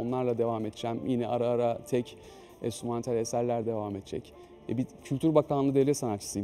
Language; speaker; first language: Turkish; native; Turkish